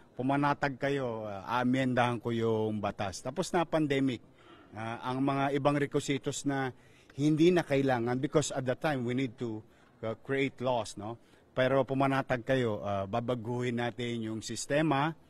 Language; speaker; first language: Filipino; native; Filipino